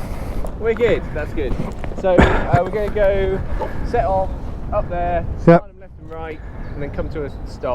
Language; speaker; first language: English; native; English